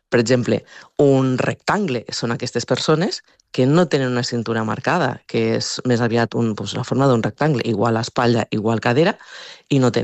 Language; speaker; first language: Catalan; native; Catalan